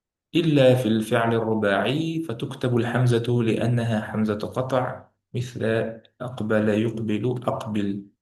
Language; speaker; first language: Arabic; non-native, fluent; Uzbek